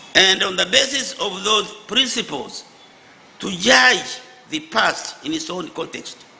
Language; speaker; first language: English; non-native, local second language; Swahili